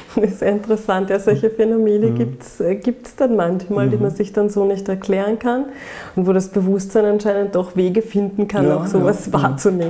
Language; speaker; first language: German; native; German